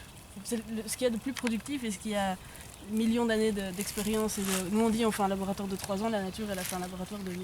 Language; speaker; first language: French; native; French